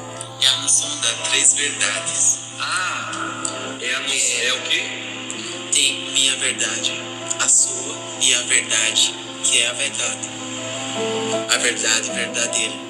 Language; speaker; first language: Portuguese; non-native, fluent; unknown